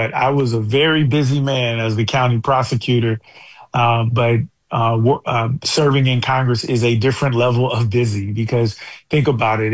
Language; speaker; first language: English; native; English